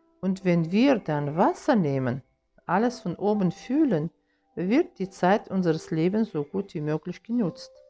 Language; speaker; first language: German; non-native, fluent; Russian